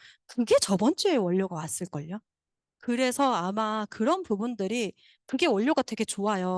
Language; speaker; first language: Korean; native; Korean